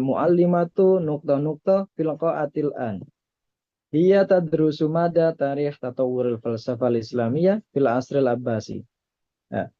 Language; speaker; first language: Arabic; non-native, fluent; Indonesian